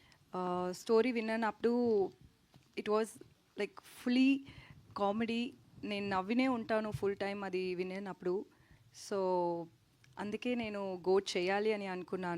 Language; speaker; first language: Telugu; non-native, learner; Tamil